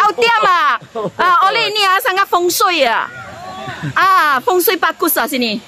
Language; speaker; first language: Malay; non-native, local second language; Chinese